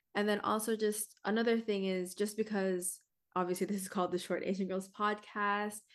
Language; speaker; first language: English; early bilingual, other home language; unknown